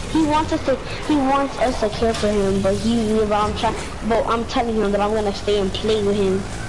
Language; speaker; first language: English; early bilingual, other home language; Spanish